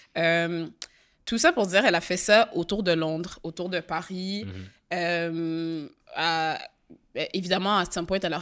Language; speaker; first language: French; native; French